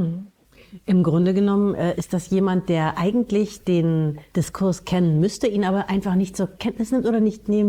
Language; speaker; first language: German; native; German